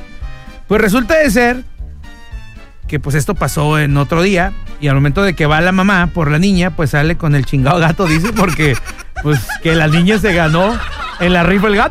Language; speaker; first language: Spanish; native; Spanish